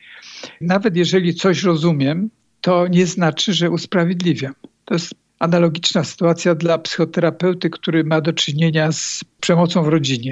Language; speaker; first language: Polish; native; Polish